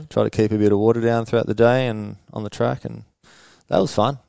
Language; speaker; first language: English; early bilingual, other home language; Swedish